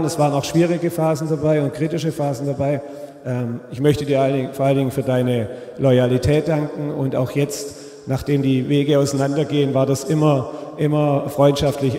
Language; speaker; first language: German; native; German